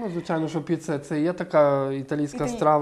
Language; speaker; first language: Ukrainian; native; Ukrainian